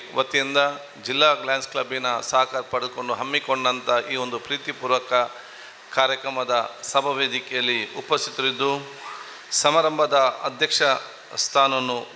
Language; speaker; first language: Kannada; non-native, local second language; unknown